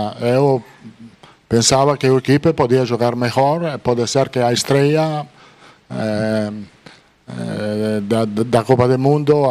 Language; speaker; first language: Portuguese; non-native, fluent; Italian